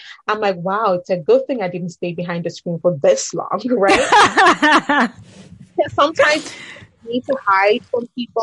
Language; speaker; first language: English; non-native, local second language; Akan